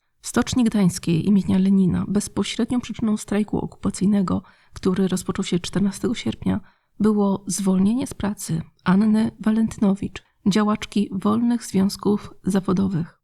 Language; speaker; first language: Polish; native; Polish